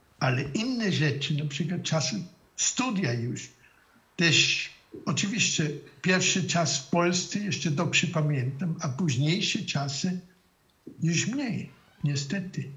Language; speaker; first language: Polish; non-native, fluent; German